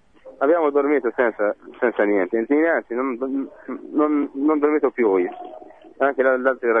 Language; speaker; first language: Italian; non-native, fluent; Arabic